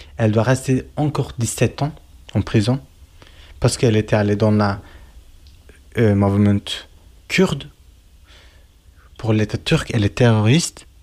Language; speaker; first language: French; non-native, learner; Kurdish